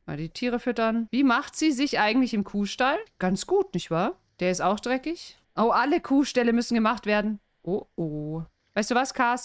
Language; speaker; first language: German; native; German